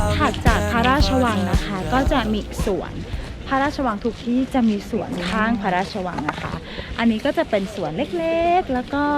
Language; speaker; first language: Thai; native; Thai